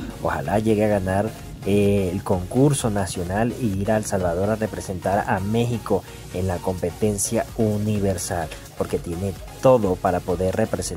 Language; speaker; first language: Spanish; native; Spanish